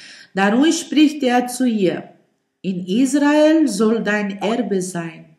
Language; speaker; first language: German; non-native, learner; Portuguese